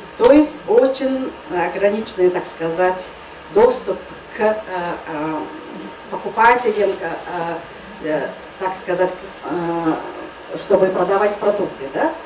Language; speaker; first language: Russian; non-native, fluent; Mongolian